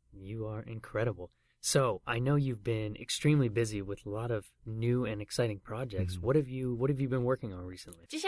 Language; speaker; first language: English; native; English